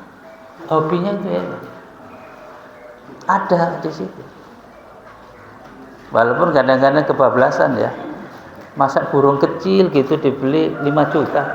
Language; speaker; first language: Indonesian; native; Indonesian